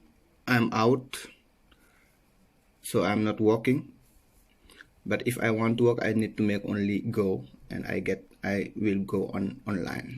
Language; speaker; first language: English; non-native, learner; Wolof